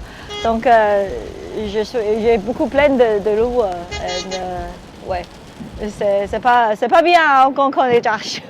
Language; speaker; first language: French; non-native, learner; Cantonese